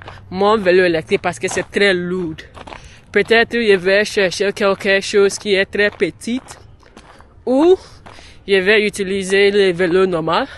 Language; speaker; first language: French; non-native, learner; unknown